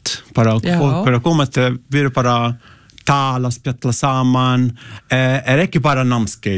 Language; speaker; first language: Icelandic; non-native, learner; Italian